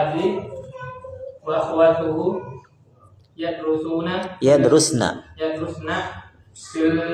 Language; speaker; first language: Arabic; non-native, learner; Indonesian